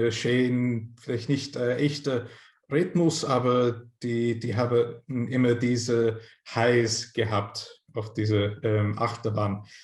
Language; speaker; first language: German; non-native, fluent; English